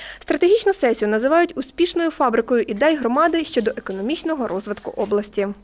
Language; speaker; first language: Ukrainian; native; Ukrainian